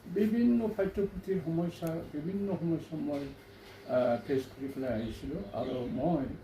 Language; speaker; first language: Assamese; non-native, local second language; Bodo